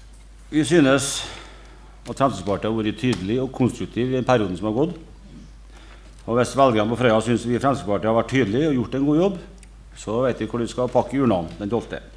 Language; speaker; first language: Norwegian; native; Norwegian